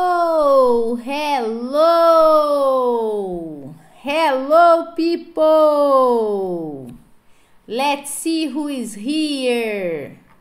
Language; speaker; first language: English; non-native, fluent; Portuguese